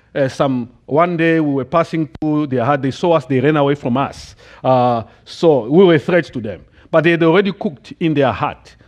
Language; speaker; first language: English; non-native, fluent; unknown